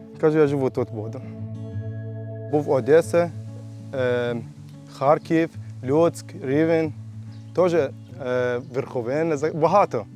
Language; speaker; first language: Ukrainian; non-native, learner; Arabic